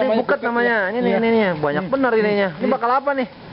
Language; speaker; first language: Indonesian; native; Indonesian